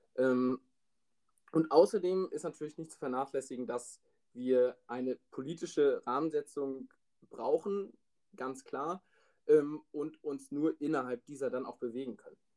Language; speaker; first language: German; native; German